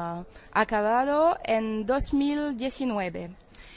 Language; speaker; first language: Spanish; non-native, fluent; French